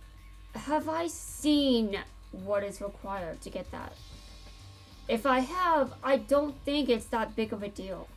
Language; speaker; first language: English; native; English